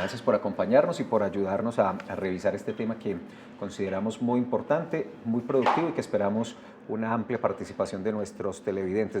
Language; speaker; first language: Spanish; native; Spanish